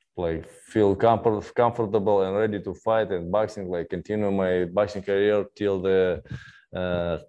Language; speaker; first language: English; non-native, learner; Russian